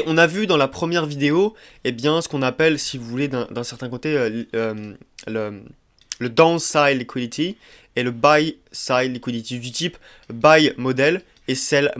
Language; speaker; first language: French; native; French